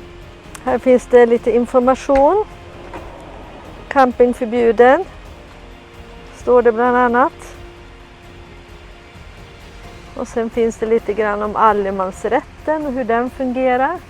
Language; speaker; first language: Swedish; native; Swedish